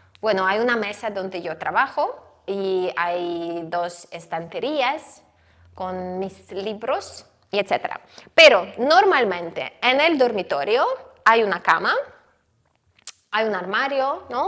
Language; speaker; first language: Spanish; non-native, fluent; Ukrainian